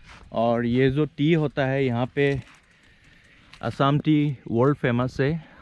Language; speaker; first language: Hindi; non-native, local second language; Assamese